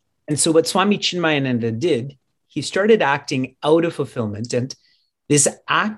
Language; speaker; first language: English; native; English